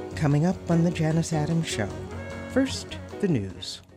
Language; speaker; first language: English; native; English